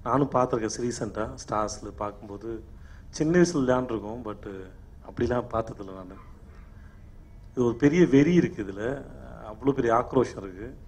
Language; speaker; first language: Tamil; native; Tamil